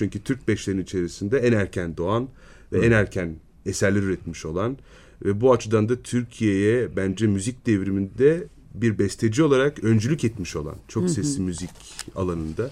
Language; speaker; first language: Turkish; native; Turkish